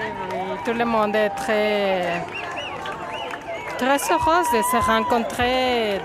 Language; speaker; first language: French; non-native, fluent; Spanish